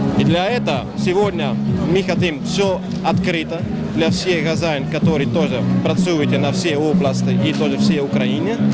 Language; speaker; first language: Russian; non-native, learner; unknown